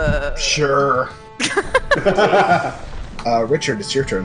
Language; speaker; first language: English; native; English